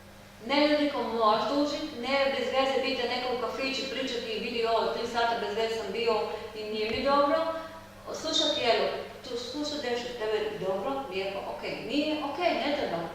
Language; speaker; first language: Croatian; non-native, learner; Hebrew